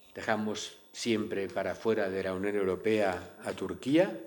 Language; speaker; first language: Spanish; native; Spanish